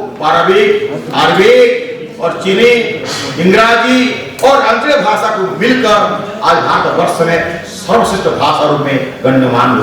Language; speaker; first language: Hindi; non-native, local second language; Bangla